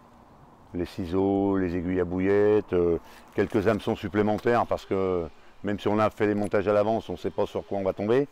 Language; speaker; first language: French; native; French